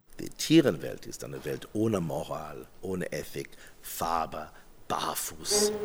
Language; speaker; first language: German; non-native, fluent; English